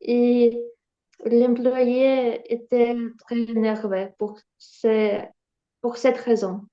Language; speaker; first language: French; non-native, learner; Ukrainian